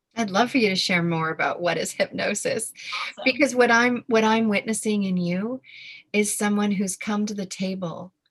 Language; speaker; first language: English; native; English